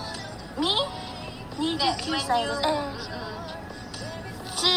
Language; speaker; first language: English; non-native, learner; Filipino